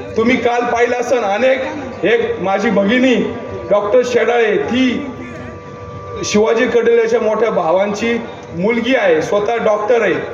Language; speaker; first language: Marathi; native; Marathi